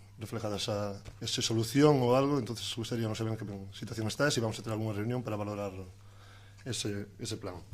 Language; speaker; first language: Spanish; non-native, local second language; Galician